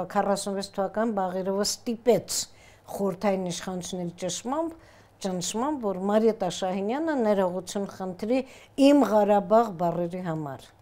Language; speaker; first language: Armenian; native; Armenian